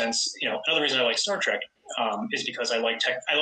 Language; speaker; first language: English; native; English